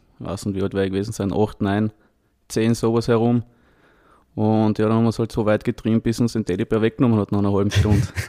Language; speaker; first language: German; native; German